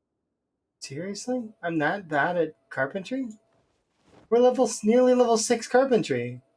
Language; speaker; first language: English; native; English